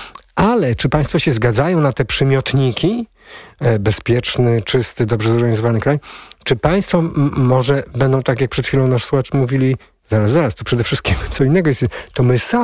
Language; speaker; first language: Polish; native; Polish